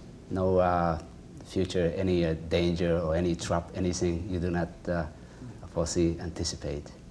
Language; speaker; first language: English; non-native, fluent; Japanese